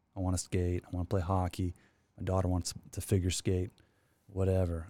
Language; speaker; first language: English; native; English